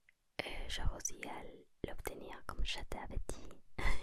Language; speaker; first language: French; non-native, learner; Spanish